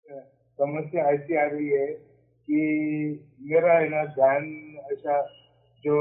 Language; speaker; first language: Hindi; non-native, local second language; Marathi